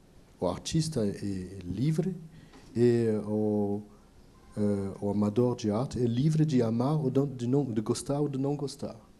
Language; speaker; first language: Portuguese; non-native, fluent; French